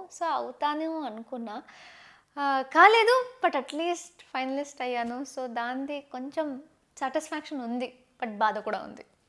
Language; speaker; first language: Telugu; non-native, local second language; Tamil